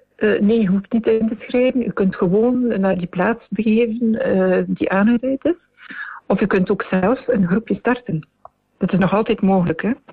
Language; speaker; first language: Dutch; native; Dutch